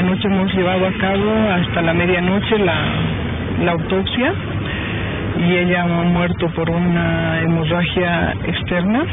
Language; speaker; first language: Spanish; native; Spanish